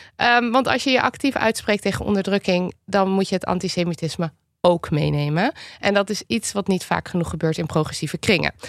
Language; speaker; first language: Dutch; native; Dutch